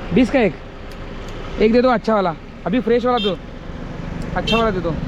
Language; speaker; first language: Hindi; non-native, local second language; Marathi